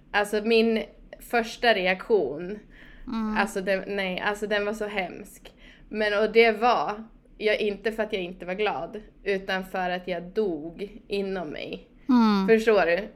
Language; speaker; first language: Swedish; native; Swedish